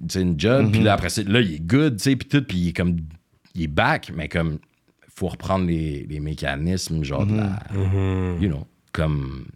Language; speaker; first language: French; native; French